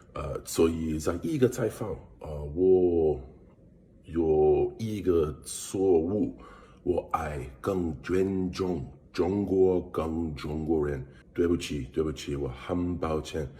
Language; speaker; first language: Chinese; non-native, learner; English